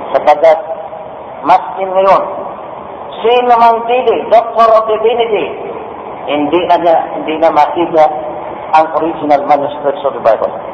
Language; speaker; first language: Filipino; non-native, local second language; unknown